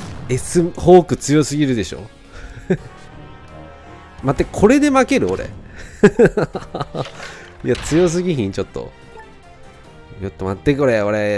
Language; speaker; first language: Japanese; native; Japanese